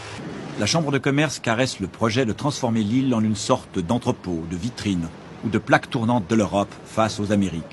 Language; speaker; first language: French; native; French